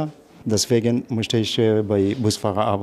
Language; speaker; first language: German; non-native, learner; Arabic